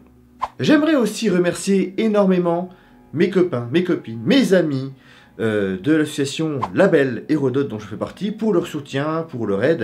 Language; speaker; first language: French; native; French